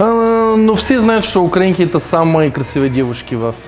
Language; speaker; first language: Russian; non-native, learner; Bulgarian